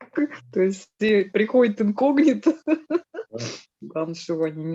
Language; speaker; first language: Russian; native; Russian